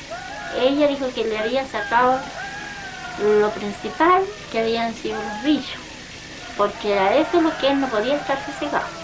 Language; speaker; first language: Spanish; native; Spanish